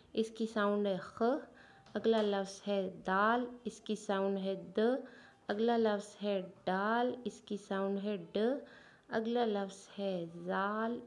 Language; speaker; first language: Urdu; native; Urdu